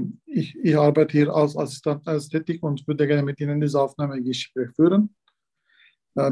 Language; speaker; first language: German; non-native, learner; Turkish